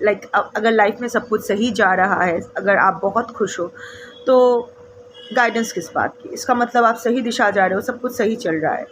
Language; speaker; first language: Hindi; non-native, local second language; Bangla